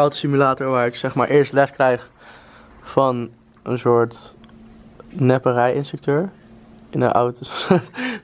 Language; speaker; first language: Dutch; native; Dutch